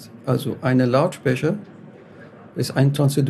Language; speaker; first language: German; non-native, fluent; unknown